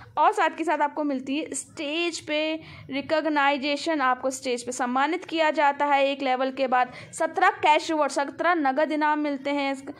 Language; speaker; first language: Hindi; non-native, local second language; Punjabi